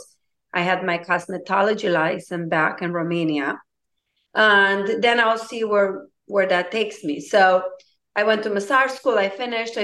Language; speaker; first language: English; non-native, fluent; Romanian